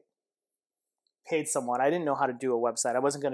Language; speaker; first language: English; native; English